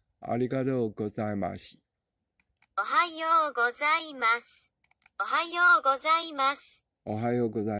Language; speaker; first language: Japanese; non-native, learner; Chinese